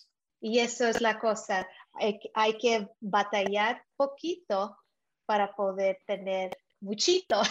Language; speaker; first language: Spanish; early bilingual, heritage; English